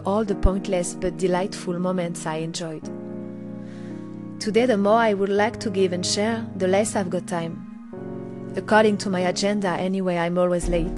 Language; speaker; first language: English; non-native, fluent; French